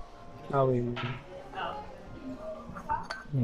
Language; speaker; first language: French; non-native, fluent; Spanish